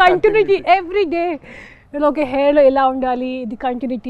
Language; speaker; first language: Telugu; non-native, local second language; Hindi